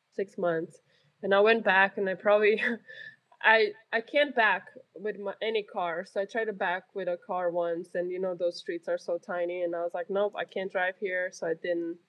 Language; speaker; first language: English; non-native, fluent; Romanian